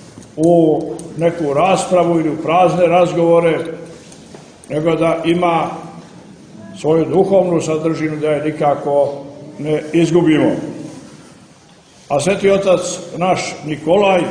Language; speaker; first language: Croatian; native; Croatian